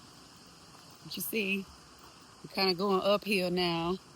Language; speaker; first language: English; native; English